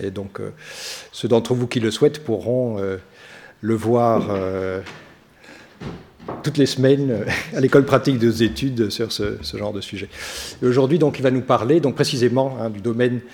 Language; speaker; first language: French; native; French